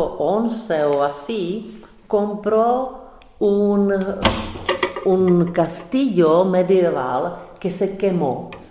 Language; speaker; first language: Spanish; non-native, fluent; Czech